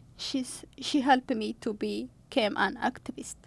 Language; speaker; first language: English; non-native, learner; Amharic